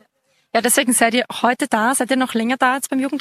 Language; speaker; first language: German; native; German